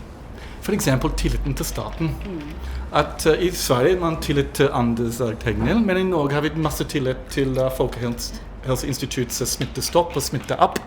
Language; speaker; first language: Norwegian; non-native, fluent; English